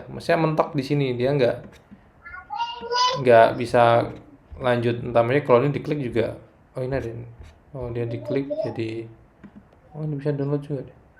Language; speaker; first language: Indonesian; native; Indonesian